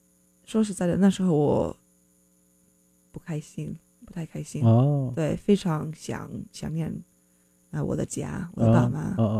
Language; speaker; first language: Chinese; non-native, fluent; English